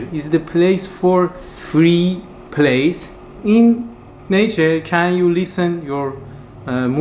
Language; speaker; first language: English; non-native, learner; Persian